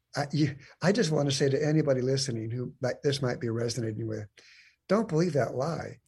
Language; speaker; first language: English; native; English